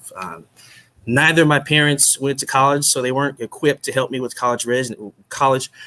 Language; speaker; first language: English; native; English